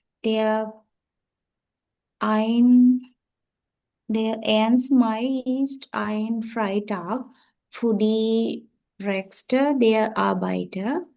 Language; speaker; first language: German; non-native, learner; Sinhala